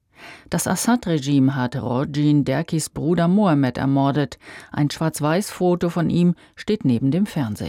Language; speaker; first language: German; native; German